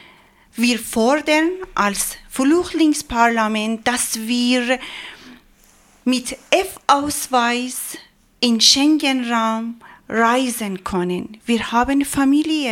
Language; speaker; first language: German; non-native, learner; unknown